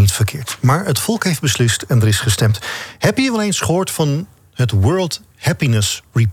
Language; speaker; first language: Dutch; native; Dutch